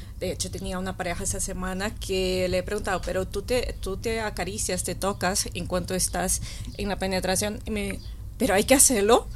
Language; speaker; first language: Spanish; non-native, fluent; Portuguese